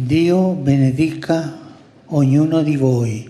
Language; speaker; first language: Italian; early bilingual, heritage; Spanish